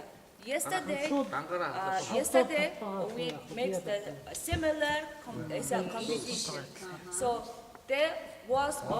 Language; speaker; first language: English; non-native, learner; Mongolian